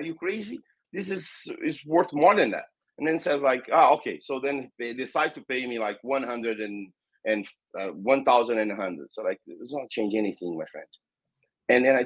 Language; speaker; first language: English; non-native, fluent; Portuguese